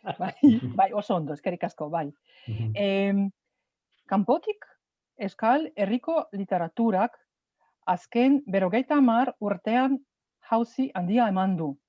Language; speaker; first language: Basque; non-native, fluent; Slovenian